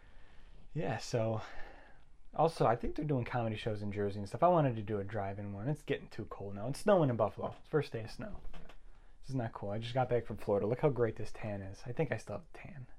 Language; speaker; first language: English; native; English